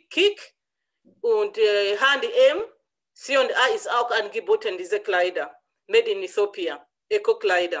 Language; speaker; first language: German; non-native, learner; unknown